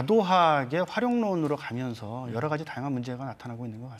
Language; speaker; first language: Korean; native; Korean